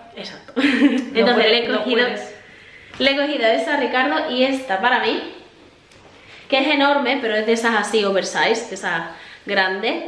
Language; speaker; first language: Spanish; native; Spanish